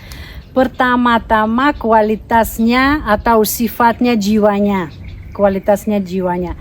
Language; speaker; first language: Indonesian; non-native, fluent; Russian